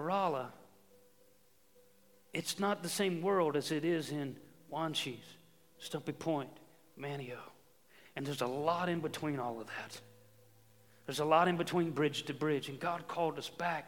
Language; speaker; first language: English; native; English